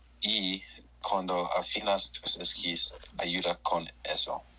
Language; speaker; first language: Spanish; non-native, learner; English